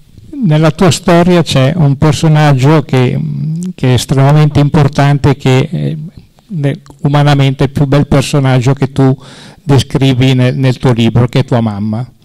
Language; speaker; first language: Italian; native; Italian